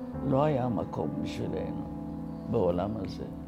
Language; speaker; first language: Hebrew; non-native, fluent; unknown